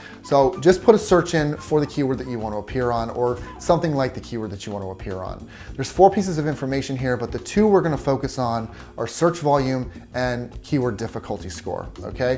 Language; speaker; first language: English; native; English